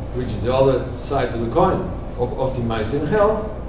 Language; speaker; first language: English; non-native, fluent; Spanish